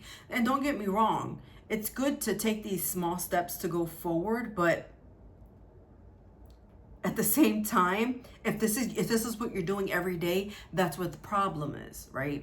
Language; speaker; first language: English; native; English